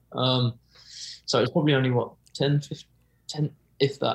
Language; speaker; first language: English; native; English